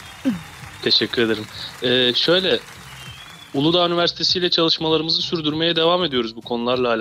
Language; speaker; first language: Turkish; native; Turkish